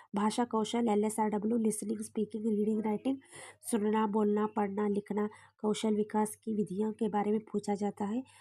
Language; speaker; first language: Hindi; non-native, local second language; Kannada